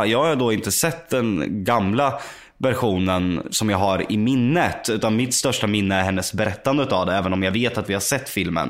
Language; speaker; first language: Swedish; native; Swedish